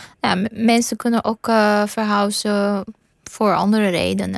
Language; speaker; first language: Dutch; non-native, fluent; Persian